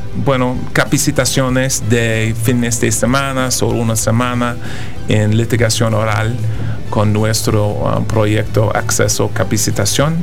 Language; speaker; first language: Spanish; non-native, fluent; English